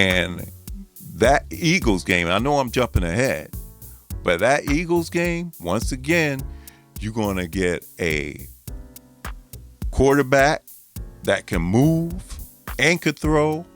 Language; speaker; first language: English; native; English